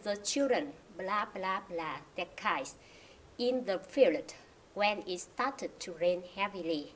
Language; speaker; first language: English; non-native, fluent; Vietnamese